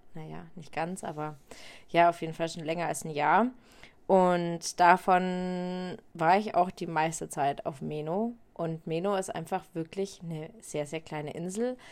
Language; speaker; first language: German; native; German